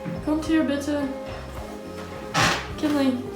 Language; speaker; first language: German; non-native, learner; English